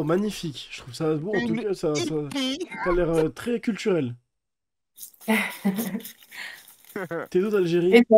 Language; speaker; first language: French; native; French